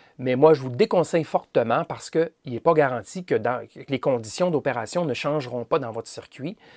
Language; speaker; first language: French; native; French